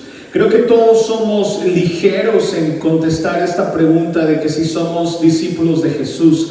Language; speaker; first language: Spanish; early bilingual, heritage; Spanish